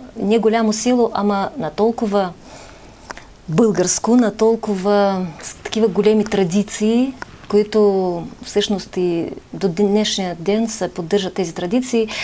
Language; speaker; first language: Bulgarian; early bilingual, heritage; Bulgarian